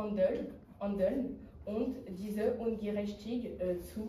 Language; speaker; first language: German; non-native, learner; French